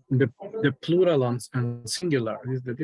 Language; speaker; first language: English; non-native, learner; Spanish